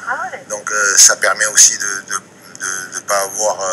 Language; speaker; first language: French; native; French